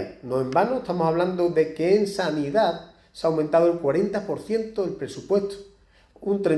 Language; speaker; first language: Spanish; native; Spanish